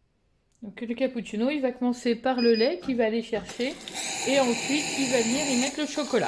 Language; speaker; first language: French; native; French